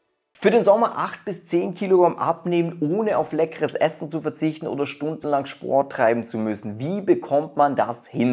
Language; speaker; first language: German; native; German